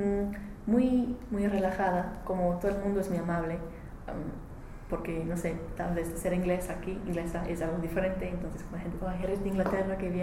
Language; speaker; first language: Spanish; non-native, learner; English